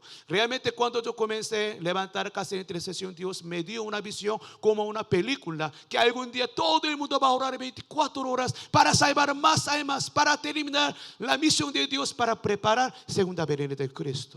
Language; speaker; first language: Spanish; non-native, learner; Korean